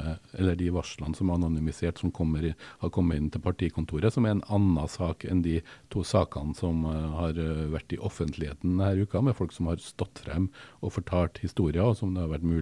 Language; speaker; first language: Norwegian; native; Norwegian